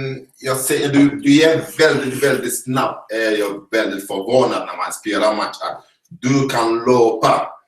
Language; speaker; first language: Swedish; non-native, fluent; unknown